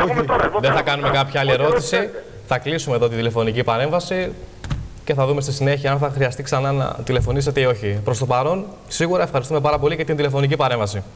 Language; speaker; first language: Greek; native; Greek